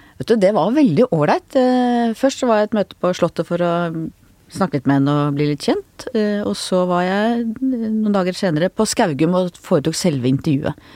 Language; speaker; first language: Norwegian; native; Norwegian